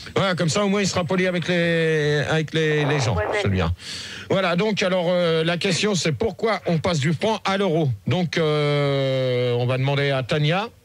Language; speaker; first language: French; native; French